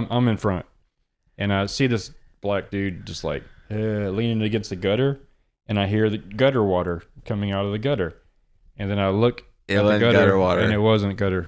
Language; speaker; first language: English; native; English